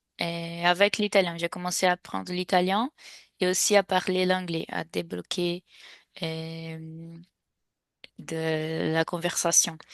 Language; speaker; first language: French; non-native, fluent; Portuguese